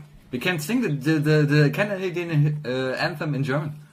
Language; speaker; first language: English; non-native, fluent; German